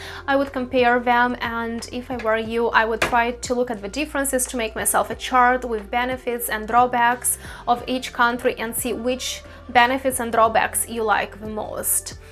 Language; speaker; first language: English; non-native, fluent; Russian